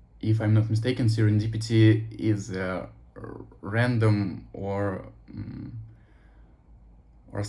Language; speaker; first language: English; non-native, learner; Russian